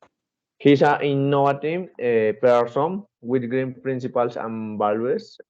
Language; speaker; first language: English; non-native, learner; Spanish